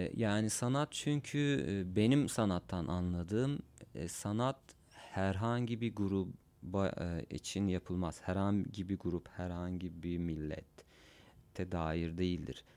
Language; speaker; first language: Turkish; non-native, local second language; Kurdish